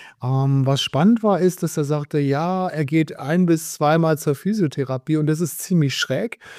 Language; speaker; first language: German; native; German